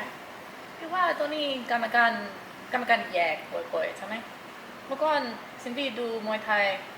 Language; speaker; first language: Thai; non-native, learner; English